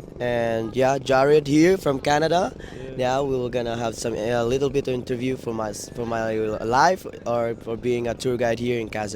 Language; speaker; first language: English; non-native, local second language; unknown